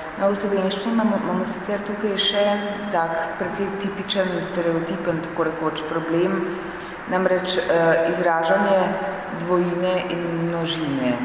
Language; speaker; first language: Slovenian; native; Slovenian